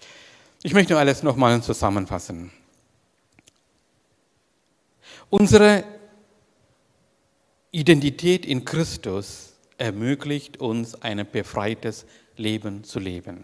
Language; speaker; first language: German; non-native, learner; Sinhala